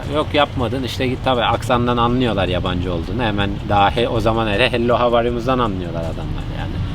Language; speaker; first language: Turkish; native; Turkish